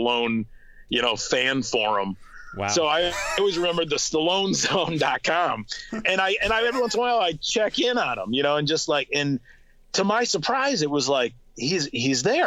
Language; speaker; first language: English; native; English